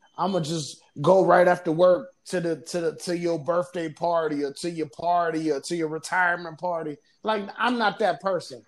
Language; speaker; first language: English; native; English